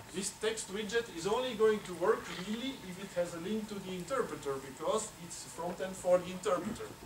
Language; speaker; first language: English; non-native, fluent; Dutch